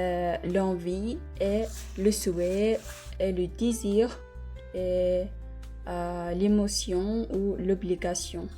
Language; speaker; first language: French; non-native, learner; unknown